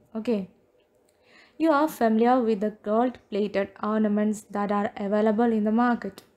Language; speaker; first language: English; non-native, local second language; Malayalam